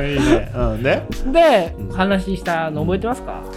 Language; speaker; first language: Japanese; native; Japanese